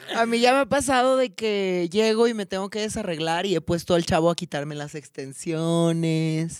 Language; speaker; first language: Spanish; native; Spanish